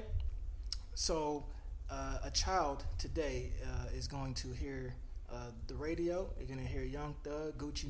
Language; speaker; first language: English; native; English